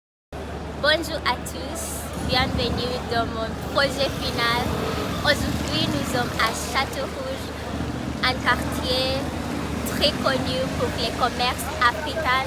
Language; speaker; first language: French; non-native, fluent; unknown